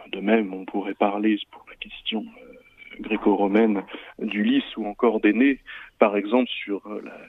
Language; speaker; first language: French; native; French